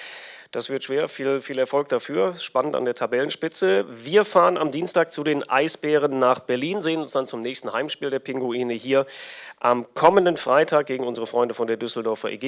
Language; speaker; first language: German; native; German